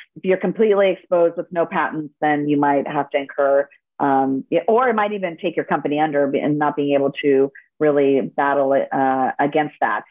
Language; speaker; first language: English; early bilingual, other home language; Spanish